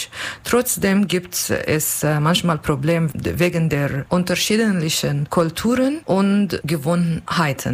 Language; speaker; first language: German; non-native, learner; Kurdish